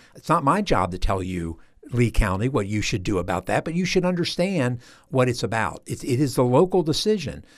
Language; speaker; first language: English; native; English